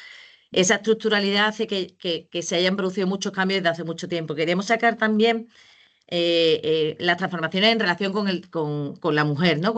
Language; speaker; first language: Spanish; native; Spanish